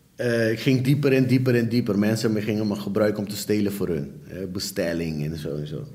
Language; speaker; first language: Dutch; early bilingual, other home language; Papiamento